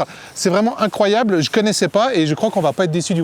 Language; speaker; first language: French; native; French